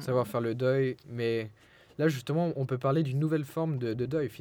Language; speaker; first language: French; non-native, fluent; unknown